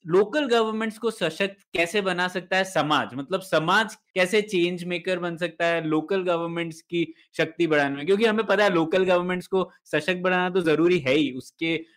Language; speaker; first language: Hindi; native; Hindi